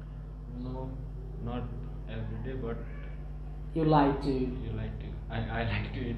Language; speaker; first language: English; non-native, learner; Nepali